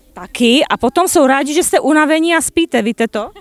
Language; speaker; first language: Czech; native; Czech